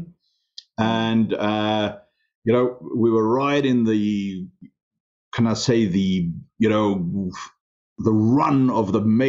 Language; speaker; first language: English; non-native, local second language; German